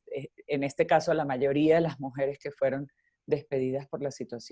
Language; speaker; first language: Spanish; native; Spanish